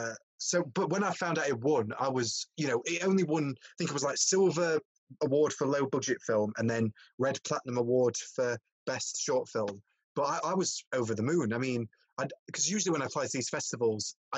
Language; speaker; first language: English; native; English